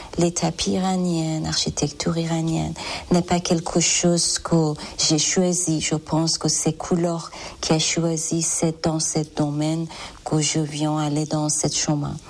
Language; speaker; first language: French; non-native, learner; Persian